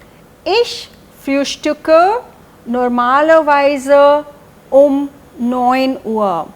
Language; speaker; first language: German; non-native, fluent; Hindi